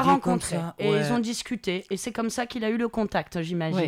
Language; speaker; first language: French; native; French